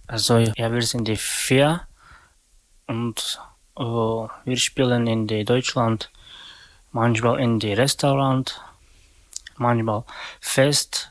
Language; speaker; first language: German; non-native, learner; Slovak